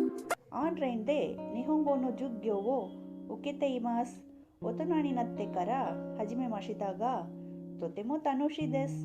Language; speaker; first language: Japanese; non-native, learner; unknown